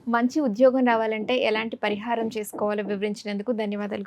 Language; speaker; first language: Telugu; native; Telugu